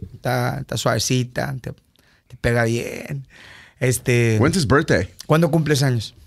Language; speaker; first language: Spanish; early bilingual, heritage; Spanish